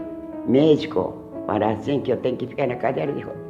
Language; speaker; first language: Portuguese; early bilingual, heritage; Japanese